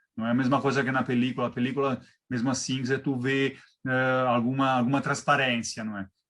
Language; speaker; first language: Portuguese; non-native, fluent; Italian